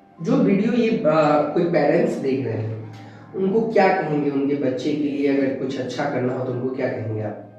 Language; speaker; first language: Hindi; native; Hindi